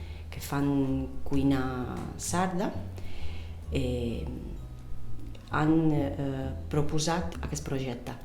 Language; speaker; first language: Catalan; non-native, fluent; Italian